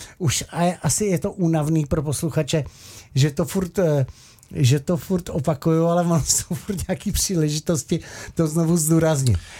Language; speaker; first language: Czech; native; Czech